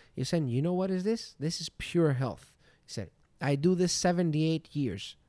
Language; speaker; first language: English; non-native, fluent; Greek